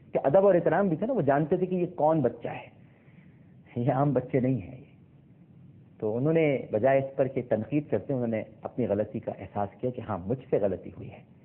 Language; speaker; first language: Urdu; native; Urdu